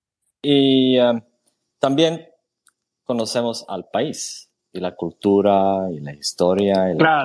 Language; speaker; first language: Spanish; non-native, fluent; Swedish